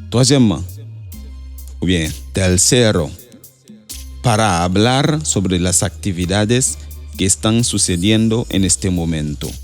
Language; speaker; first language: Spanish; non-native, fluent; Haitian Creole